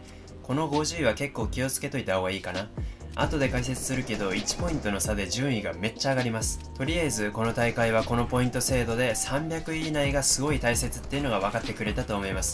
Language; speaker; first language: Japanese; native; Japanese